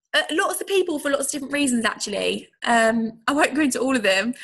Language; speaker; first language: English; native; English